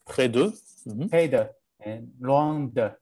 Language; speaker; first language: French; non-native, learner; English